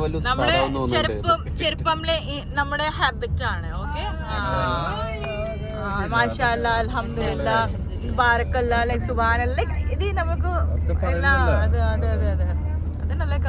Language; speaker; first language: Malayalam; non-native, learner; Hindi